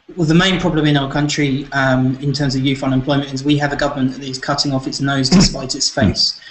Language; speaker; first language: English; native; English